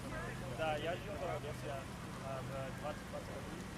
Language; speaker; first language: Russian; non-native, learner; English